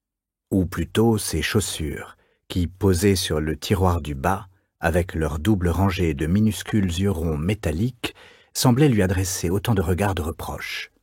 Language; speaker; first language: French; native; French